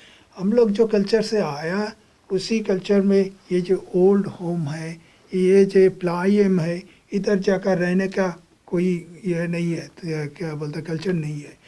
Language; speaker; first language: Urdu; non-native, fluent; Bangla